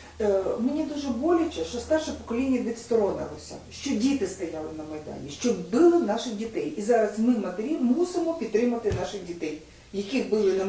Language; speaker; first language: Ukrainian; native; Ukrainian